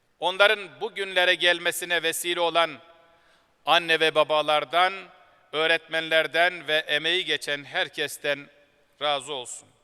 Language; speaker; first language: Turkish; native; Turkish